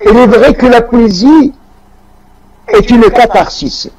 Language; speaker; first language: French; non-native, local second language; Arabic